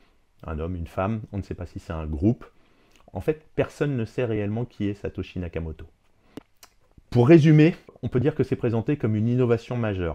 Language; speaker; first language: French; native; French